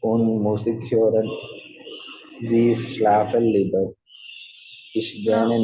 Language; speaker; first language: German; non-native, learner; Malayalam